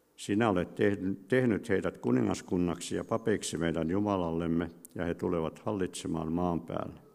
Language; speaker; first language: Finnish; native; Finnish